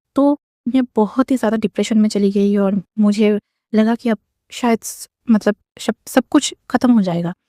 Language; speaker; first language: Hindi; non-native, local second language; Bangla